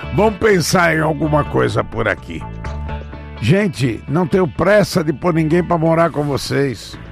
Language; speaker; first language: Portuguese; native; Portuguese